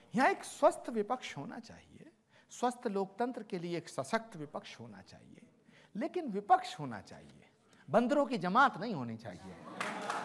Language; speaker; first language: Hindi; native; Hindi